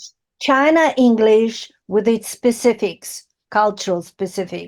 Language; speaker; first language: English; non-native, fluent; Russian